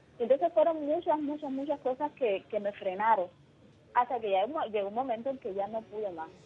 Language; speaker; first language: Spanish; native; Spanish